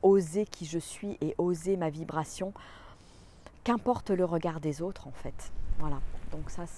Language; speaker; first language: French; native; French